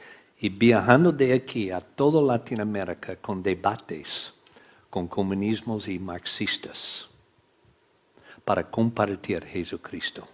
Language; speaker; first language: Spanish; non-native, learner; English